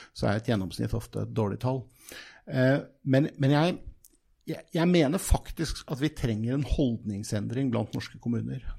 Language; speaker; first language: Norwegian; native; Norwegian